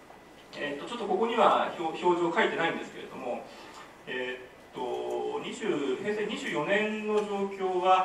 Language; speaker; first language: Japanese; native; Japanese